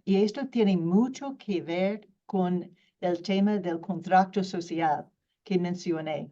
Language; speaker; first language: Spanish; non-native, fluent; English